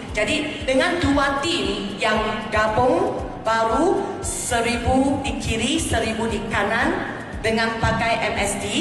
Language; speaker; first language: Malay; non-native, local second language; Chinese